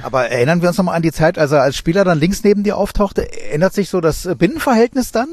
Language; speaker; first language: German; native; German